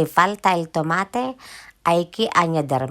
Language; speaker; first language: Spanish; non-native, learner; Filipino